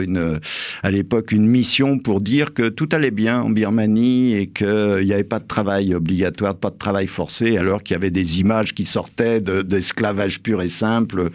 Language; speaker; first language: French; native; French